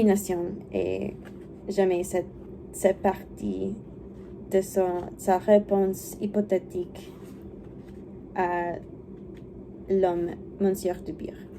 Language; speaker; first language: French; non-native, learner; English